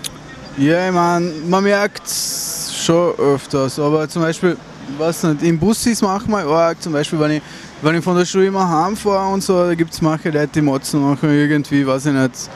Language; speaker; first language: German; early bilingual, other home language; Persian